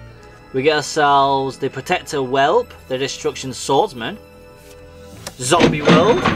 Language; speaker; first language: English; native; English